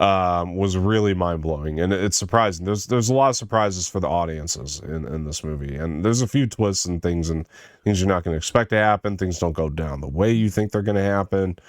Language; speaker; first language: English; native; English